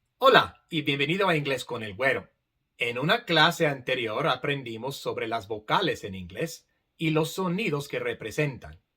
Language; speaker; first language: Spanish; non-native, fluent; English